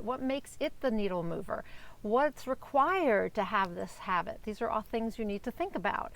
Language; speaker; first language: English; native; English